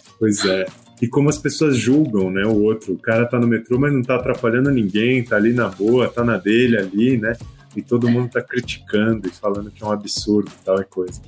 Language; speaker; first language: Portuguese; native; Portuguese